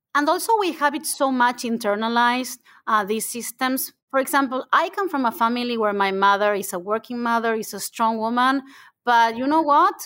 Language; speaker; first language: English; non-native, fluent; Spanish